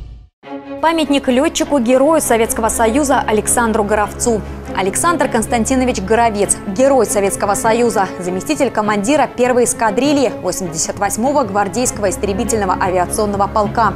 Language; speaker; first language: Russian; native; Russian